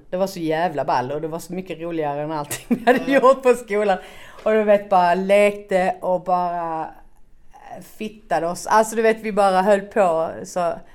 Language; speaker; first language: Swedish; native; Swedish